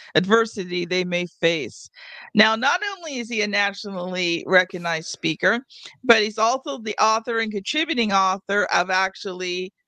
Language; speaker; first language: English; native; English